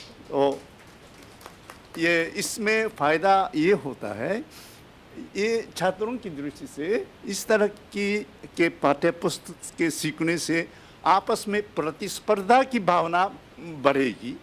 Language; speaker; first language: Hindi; non-native, fluent; Japanese